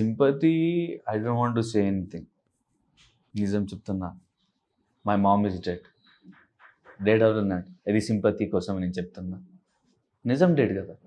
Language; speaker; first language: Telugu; non-native, learner; Urdu